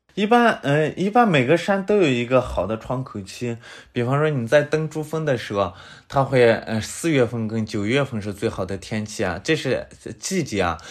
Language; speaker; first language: Chinese; native; Chinese